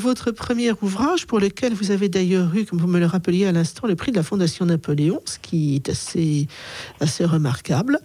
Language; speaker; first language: French; native; French